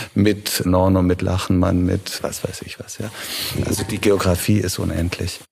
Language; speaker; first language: German; native; German